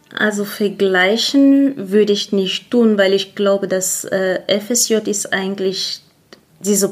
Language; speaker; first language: German; non-native, fluent; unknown